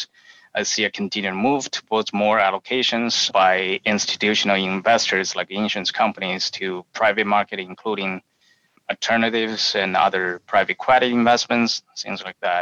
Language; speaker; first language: English; non-native, fluent; Chinese